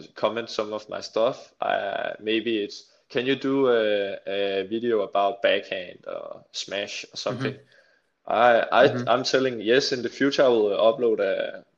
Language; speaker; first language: English; non-native, fluent; Danish